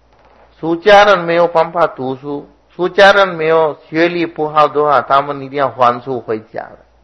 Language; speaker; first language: Chinese; non-native, fluent; Sinhala